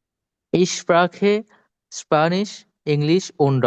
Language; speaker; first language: German; non-native, learner; Bangla